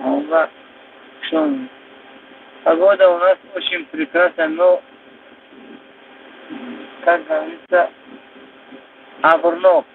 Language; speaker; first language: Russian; non-native, learner; Tajik